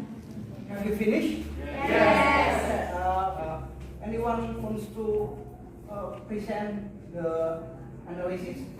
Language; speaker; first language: English; non-native, learner; Indonesian